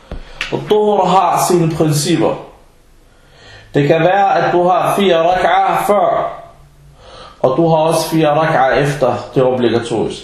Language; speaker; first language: Danish; early bilingual, other home language; Arabic